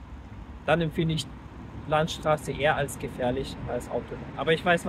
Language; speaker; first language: German; native; German